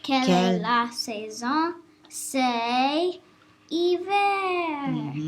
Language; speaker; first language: French; non-native, learner; English